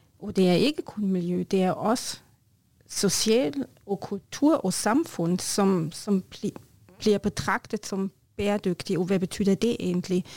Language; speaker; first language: Norwegian; non-native, learner; German